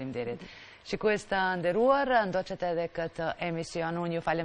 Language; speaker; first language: Albanian; native; Albanian